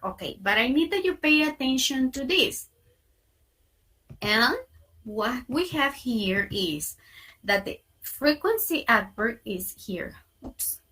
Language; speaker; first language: English; non-native, fluent; Spanish